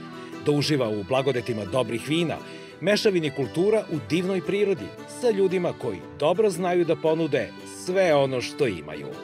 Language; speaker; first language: Serbian; native; Serbian